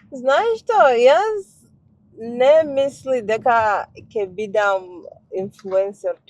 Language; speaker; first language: Macedonian; non-native, learner; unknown